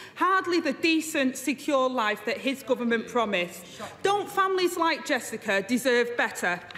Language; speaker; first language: English; native; English